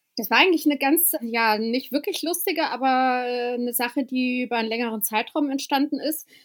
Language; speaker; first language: German; early bilingual, other home language; Albanian